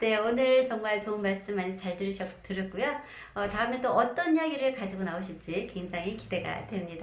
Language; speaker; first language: Korean; native; Korean